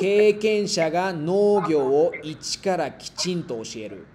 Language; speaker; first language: Japanese; non-native, fluent; Spanish